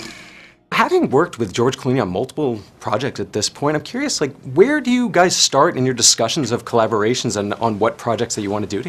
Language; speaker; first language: English; native; English